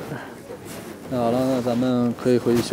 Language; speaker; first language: Chinese; native; Chinese